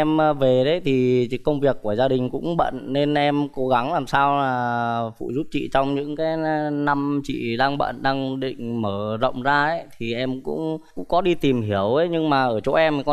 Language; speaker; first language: Vietnamese; native; Vietnamese